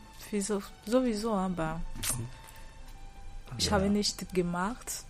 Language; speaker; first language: German; non-native, learner; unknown